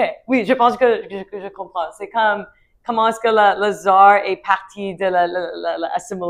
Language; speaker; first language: French; non-native, learner; English